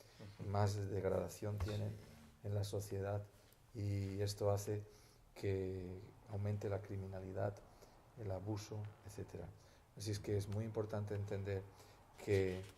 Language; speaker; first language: Spanish; native; Spanish